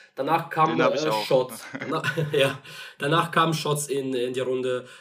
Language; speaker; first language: German; non-native, fluent; Russian